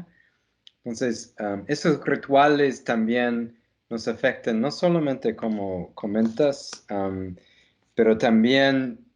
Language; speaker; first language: Spanish; non-native, fluent; English